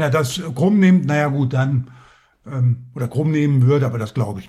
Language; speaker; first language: German; native; German